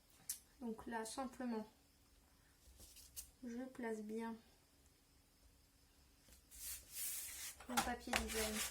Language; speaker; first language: French; native; French